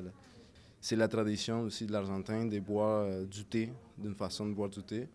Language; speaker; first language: French; non-native, fluent; Spanish